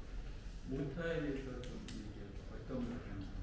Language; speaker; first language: Korean; native; Korean